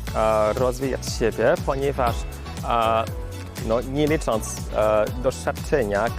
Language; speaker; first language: Polish; non-native, learner; Vietnamese